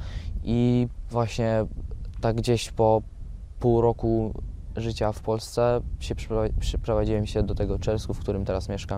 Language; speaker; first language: Polish; non-native, fluent; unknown